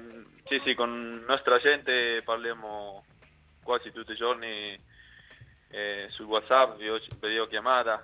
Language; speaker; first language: Italian; non-native, learner; Spanish